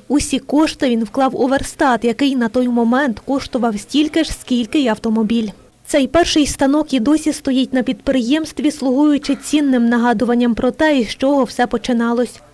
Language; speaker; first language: Ukrainian; native; Ukrainian